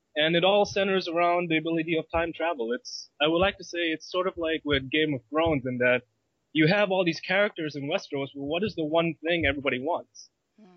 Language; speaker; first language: English; early bilingual, other home language; Malay